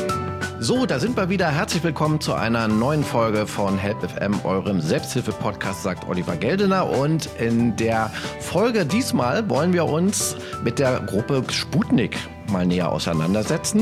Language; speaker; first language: German; native; German